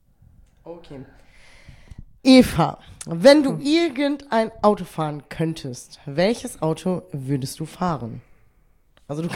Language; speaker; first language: German; native; German